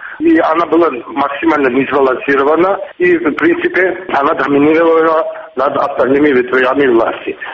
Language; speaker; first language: Russian; non-native, local second language; Georgian